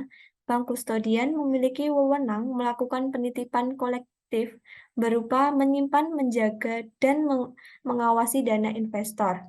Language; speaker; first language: Indonesian; native; Indonesian